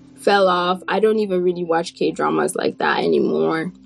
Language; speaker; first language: English; non-native, fluent; French